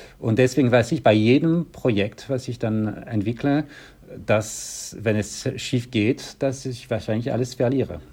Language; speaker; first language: German; non-native, fluent; French